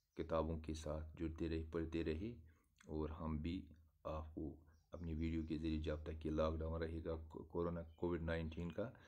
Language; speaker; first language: Urdu; non-native, local second language; Kashmiri